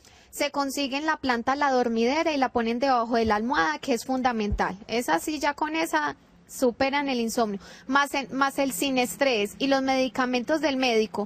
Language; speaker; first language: Spanish; native; Spanish